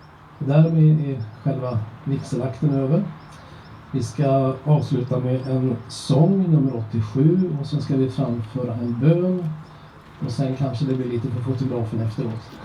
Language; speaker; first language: Swedish; native; Swedish